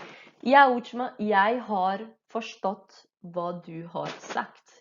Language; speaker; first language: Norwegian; non-native, fluent; Portuguese